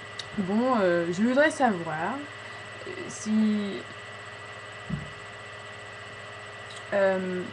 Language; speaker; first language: French; non-native, fluent; English